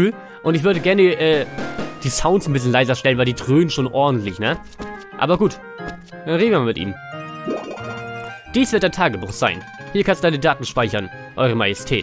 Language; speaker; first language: German; native; German